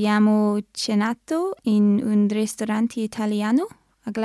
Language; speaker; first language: Italian; non-native, learner; English